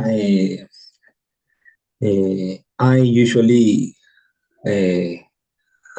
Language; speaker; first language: English; non-native, learner; Spanish